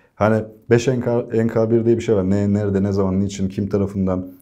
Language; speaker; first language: Turkish; native; Turkish